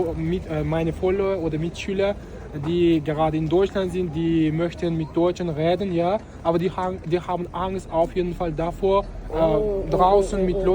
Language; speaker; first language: German; non-native, fluent; Uzbek